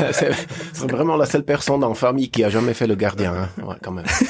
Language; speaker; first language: French; native; French